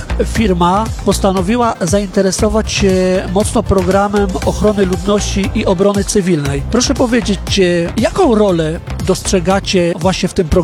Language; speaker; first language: Polish; native; Polish